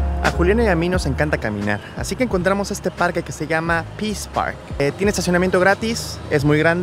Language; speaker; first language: Spanish; native; Spanish